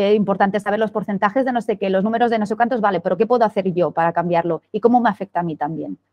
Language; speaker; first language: Spanish; non-native, local second language; Catalan